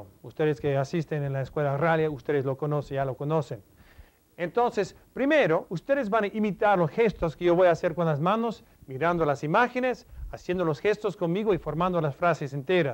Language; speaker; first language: Spanish; non-native, fluent; English